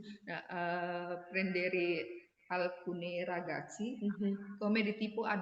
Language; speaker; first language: Italian; non-native, learner; Indonesian